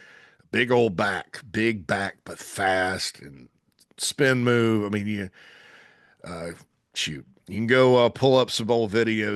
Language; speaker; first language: English; native; English